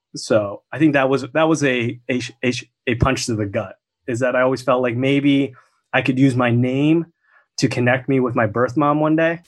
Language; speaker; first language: English; native; English